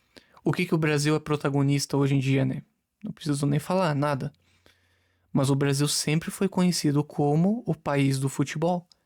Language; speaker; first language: Portuguese; native; Portuguese